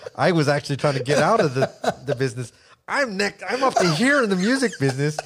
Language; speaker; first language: English; native; English